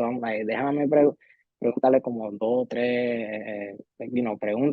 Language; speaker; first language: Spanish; early bilingual, heritage; Spanish